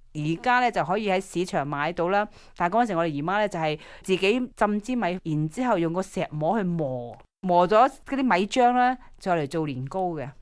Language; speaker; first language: Cantonese; native; Cantonese